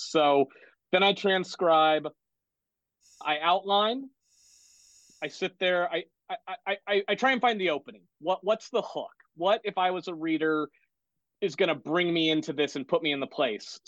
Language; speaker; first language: English; native; English